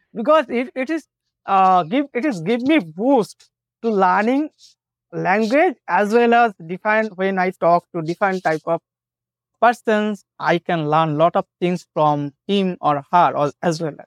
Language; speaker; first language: English; non-native, local second language; Bangla